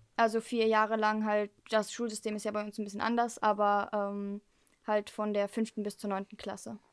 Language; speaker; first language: German; early bilingual, heritage; German